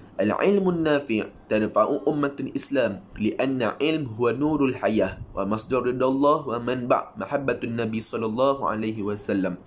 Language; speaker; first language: Arabic; non-native, learner; Malay